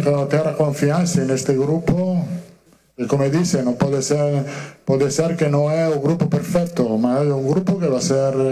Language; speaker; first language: Portuguese; non-native, learner; Italian